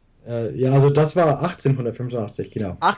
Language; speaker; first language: German; early bilingual, heritage; English